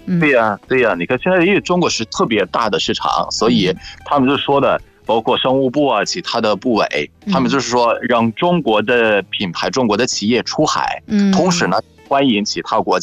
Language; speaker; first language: Chinese; non-native, fluent; Arabic